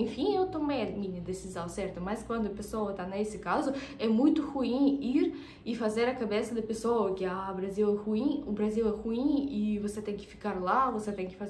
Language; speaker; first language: Portuguese; non-native, fluent; Russian